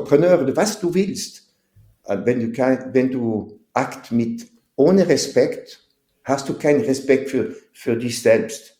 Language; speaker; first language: German; non-native, fluent; French